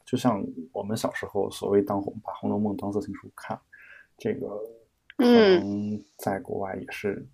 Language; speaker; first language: Chinese; native; Chinese